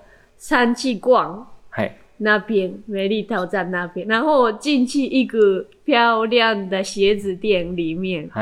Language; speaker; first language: Chinese; non-native, learner; Japanese